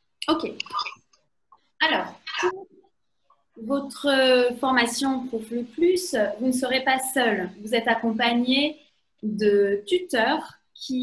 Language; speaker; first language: French; native; French